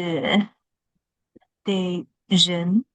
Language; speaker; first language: French; non-native, learner; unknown